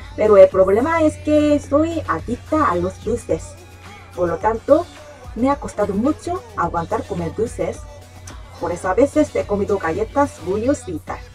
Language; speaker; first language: Spanish; non-native, fluent; Korean